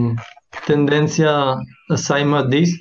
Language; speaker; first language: Russian; non-native, fluent; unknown